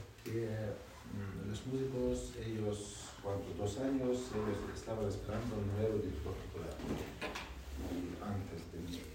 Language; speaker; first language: Spanish; non-native, learner; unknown